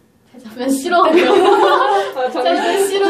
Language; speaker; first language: Korean; non-native, learner; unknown